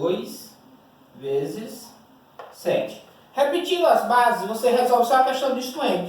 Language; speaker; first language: Portuguese; native; Portuguese